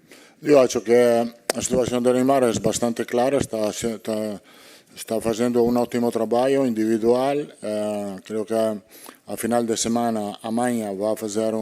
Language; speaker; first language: Portuguese; non-native, fluent; Italian